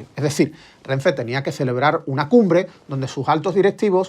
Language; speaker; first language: Spanish; native; Spanish